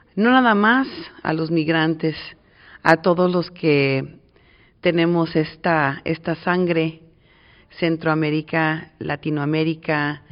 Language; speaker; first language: Spanish; native; Spanish